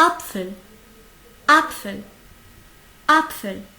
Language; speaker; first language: German; non-native, learner; Arabic